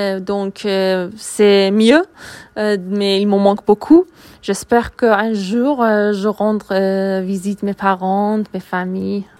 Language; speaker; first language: French; non-native, learner; Persian